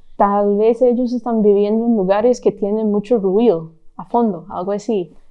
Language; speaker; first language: Spanish; non-native, fluent; English